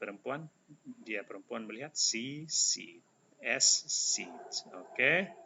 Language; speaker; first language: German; non-native, fluent; Indonesian